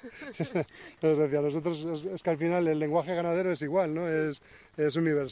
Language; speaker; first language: Spanish; native; Spanish